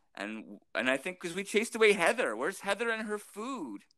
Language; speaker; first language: English; native; English